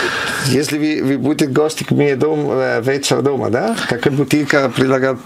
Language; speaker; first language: Russian; non-native, learner; Italian